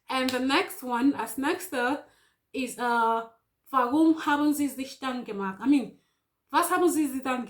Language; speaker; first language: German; non-native, learner; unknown